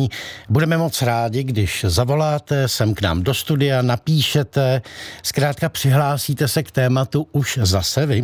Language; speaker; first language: Czech; native; Czech